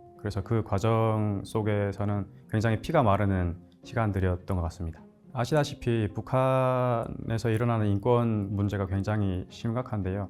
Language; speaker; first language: Korean; native; Korean